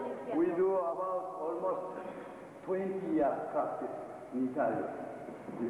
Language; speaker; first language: English; non-native, learner; Japanese